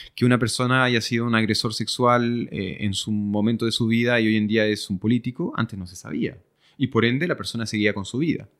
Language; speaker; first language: Spanish; early bilingual, other home language; French